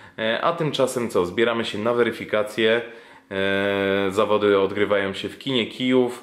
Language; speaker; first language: Polish; native; Polish